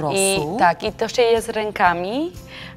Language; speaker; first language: Polish; non-native, learner; Georgian